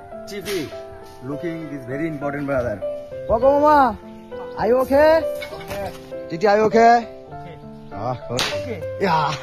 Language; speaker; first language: English; non-native, learner; Bangla